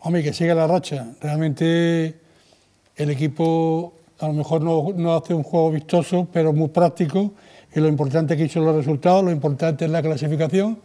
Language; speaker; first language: Spanish; native; Spanish